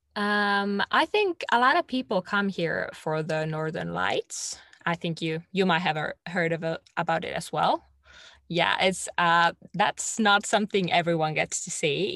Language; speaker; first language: English; non-native, fluent; Finnish